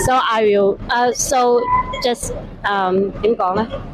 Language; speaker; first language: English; non-native, learner; Cantonese